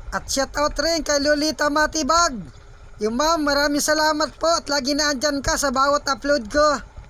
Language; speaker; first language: Filipino; native; Filipino